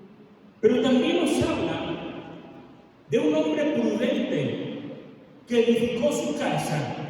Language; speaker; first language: Spanish; native; Spanish